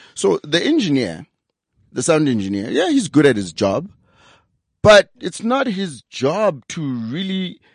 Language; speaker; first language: English; non-native, local second language; Zulu